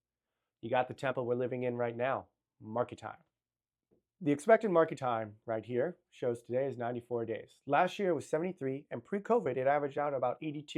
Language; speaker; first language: English; native; English